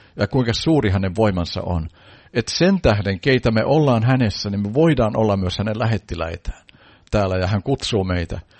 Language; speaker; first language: Finnish; native; Finnish